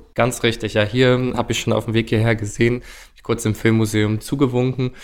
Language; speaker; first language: German; native; German